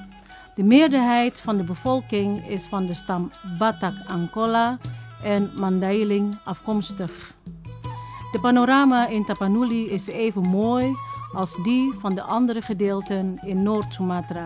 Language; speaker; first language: Dutch; non-native, fluent; Indonesian